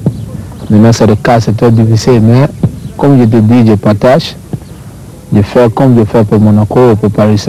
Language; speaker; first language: French; non-native, fluent; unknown